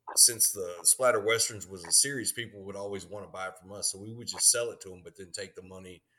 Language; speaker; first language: English; native; English